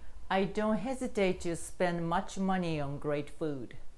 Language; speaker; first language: English; non-native, fluent; Japanese